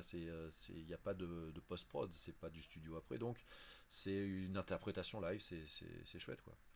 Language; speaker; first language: French; native; French